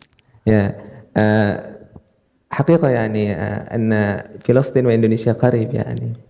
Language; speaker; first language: Arabic; non-native, learner; Indonesian